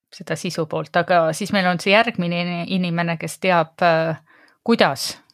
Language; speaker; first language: Estonian; native; Estonian